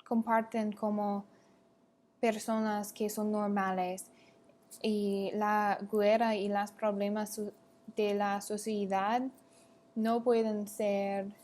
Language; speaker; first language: Spanish; non-native, learner; English